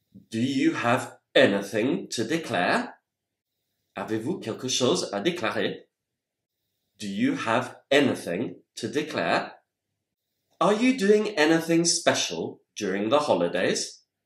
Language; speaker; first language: English; native; English